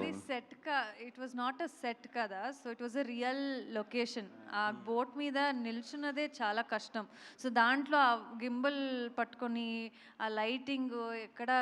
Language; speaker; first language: Telugu; non-native, local second language; Kannada